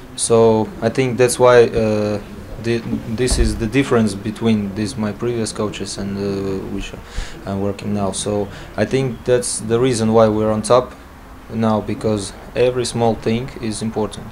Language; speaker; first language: English; non-native, learner; Latvian